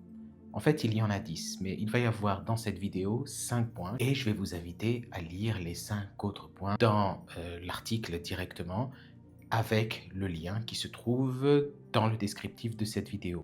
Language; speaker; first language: French; native; French